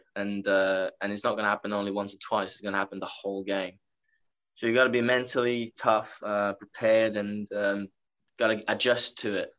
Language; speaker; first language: English; non-native, fluent; Norwegian